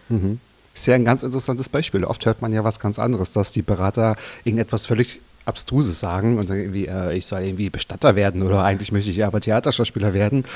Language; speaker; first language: German; native; German